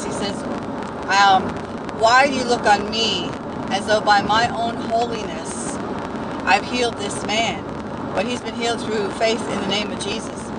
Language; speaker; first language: English; native; English